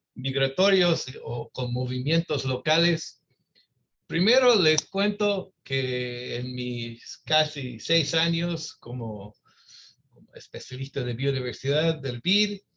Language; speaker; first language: Spanish; non-native, fluent; English